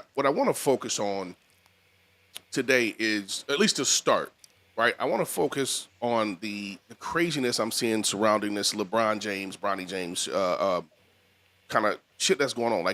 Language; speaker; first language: English; native; English